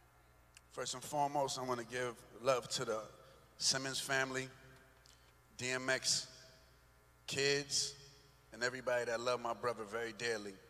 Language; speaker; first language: English; native; English